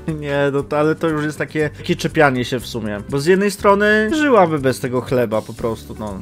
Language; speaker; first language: Polish; native; Polish